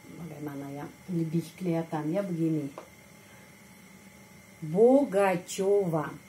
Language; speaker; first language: Indonesian; non-native, fluent; Russian